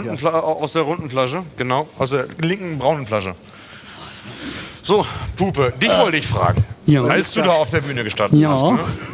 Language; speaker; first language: German; native; German